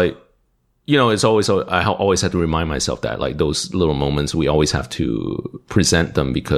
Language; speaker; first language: English; non-native, local second language; Cantonese